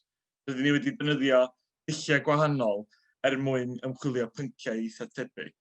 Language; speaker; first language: Welsh; native; Welsh